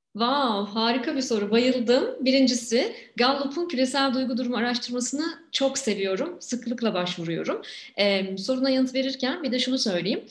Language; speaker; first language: Turkish; native; Turkish